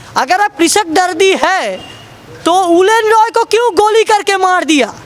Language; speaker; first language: Hindi; non-native, local second language; Bangla